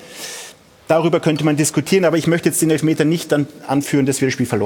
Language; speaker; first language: German; native; German